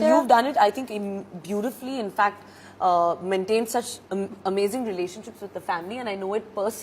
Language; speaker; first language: English; non-native, local second language; Hindi